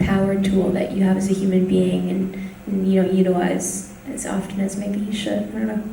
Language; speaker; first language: English; native; English